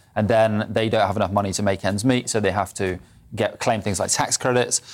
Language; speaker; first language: English; native; English